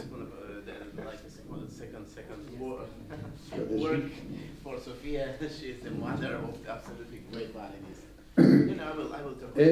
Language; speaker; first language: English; non-native, fluent; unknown